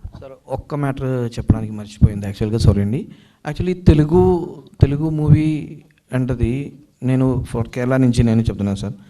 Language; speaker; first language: Telugu; non-native, learner; Malayalam